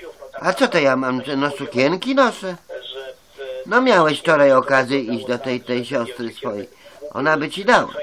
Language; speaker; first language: Polish; native; Polish